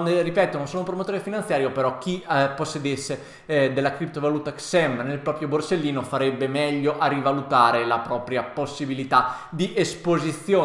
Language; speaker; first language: Italian; native; Italian